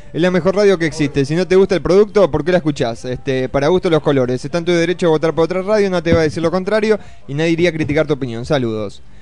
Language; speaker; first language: Spanish; native; Spanish